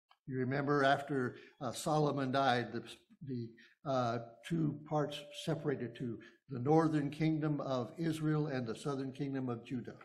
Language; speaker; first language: English; native; English